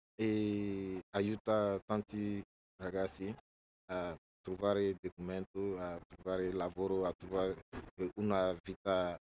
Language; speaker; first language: Italian; non-native, fluent; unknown